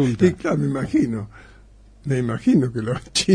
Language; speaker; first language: Spanish; native; Spanish